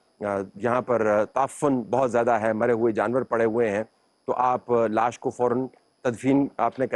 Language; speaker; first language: Urdu; native; Urdu